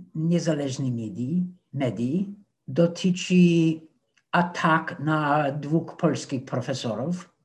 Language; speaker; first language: Polish; non-native, fluent; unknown